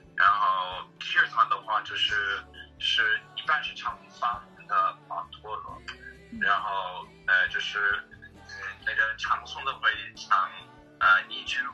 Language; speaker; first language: Chinese; non-native, fluent; English